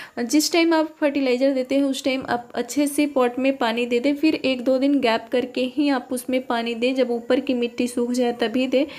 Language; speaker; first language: Hindi; native; Hindi